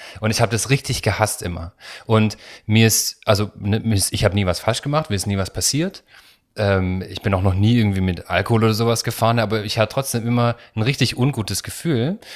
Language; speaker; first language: German; native; German